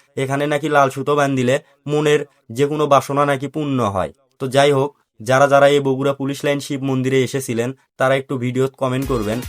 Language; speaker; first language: Bangla; native; Bangla